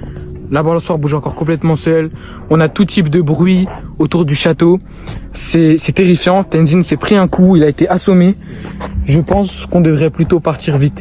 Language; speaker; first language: French; native; French